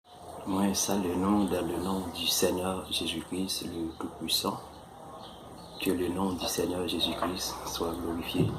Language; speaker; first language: French; non-native, local second language; Haitian Creole